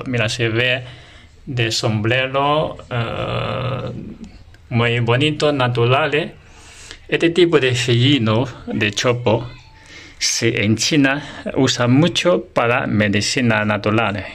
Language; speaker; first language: Spanish; non-native, learner; Chinese